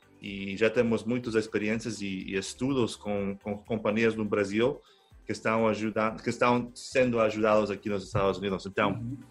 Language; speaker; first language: Portuguese; non-native, fluent; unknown